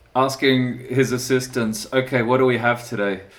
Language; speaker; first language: English; native; English